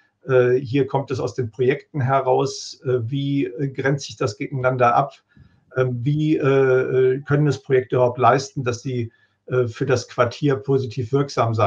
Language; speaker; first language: German; native; German